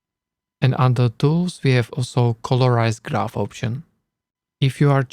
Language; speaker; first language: English; non-native, learner; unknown